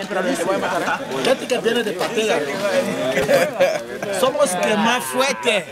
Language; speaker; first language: Spanish; non-native, learner; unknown